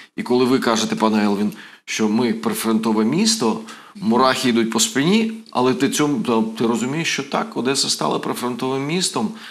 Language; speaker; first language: Ukrainian; non-native, local second language; Russian